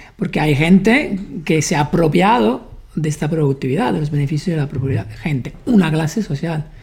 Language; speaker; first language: Spanish; non-native, fluent; Italian